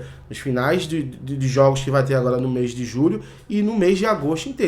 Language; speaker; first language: Portuguese; native; Portuguese